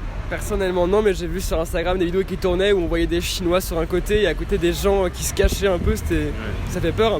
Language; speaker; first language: French; native; French